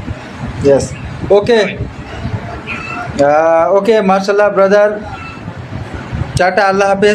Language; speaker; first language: English; non-native, learner; Bangla